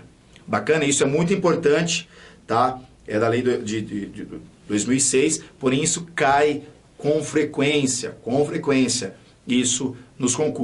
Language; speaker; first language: Portuguese; native; Portuguese